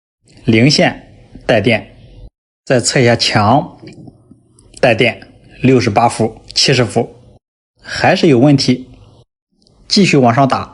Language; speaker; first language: Chinese; native; Chinese